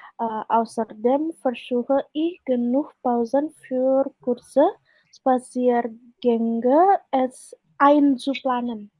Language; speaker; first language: German; non-native, learner; Indonesian